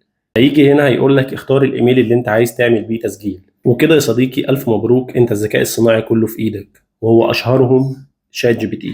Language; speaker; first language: Arabic; native; Arabic